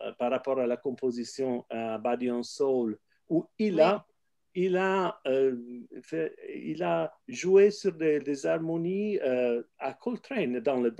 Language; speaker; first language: French; non-native, fluent; Italian